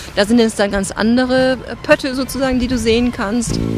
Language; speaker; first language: German; native; German